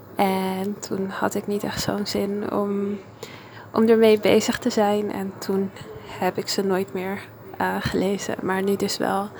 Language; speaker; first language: Dutch; non-native, fluent; Italian